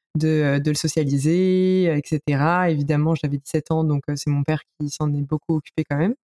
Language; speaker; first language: French; native; French